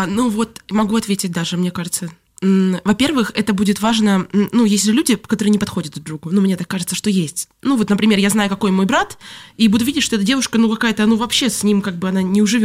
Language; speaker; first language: Russian; native; Russian